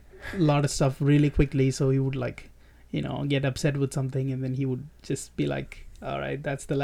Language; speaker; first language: English; non-native, local second language; Tamil